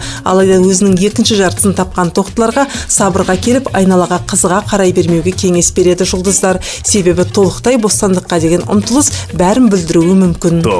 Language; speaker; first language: Kazakh; native; Kazakh